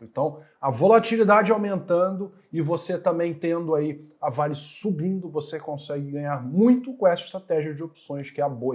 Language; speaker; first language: Portuguese; native; Portuguese